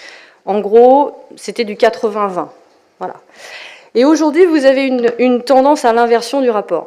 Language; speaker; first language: French; native; French